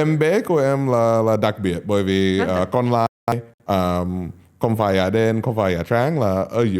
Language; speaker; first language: Vietnamese; non-native, learner; English